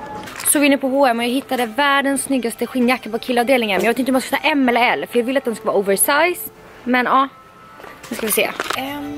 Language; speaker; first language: Swedish; native; Swedish